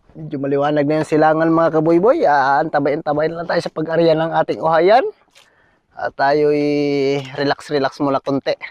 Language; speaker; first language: Filipino; non-native, local second language; Cebuano